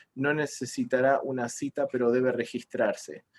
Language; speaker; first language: Spanish; early bilingual, other home language; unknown